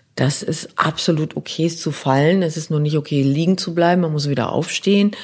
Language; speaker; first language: German; non-native, local second language; French